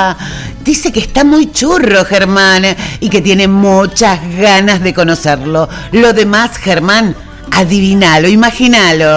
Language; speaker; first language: Spanish; native; Spanish